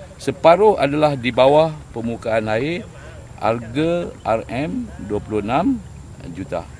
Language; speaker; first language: Malay; native; Malay